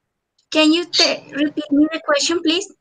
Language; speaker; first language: English; non-native, learner; Spanish